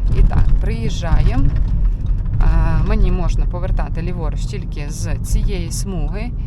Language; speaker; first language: Ukrainian; non-native, local second language; Russian